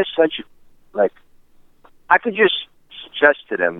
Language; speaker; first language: English; native; English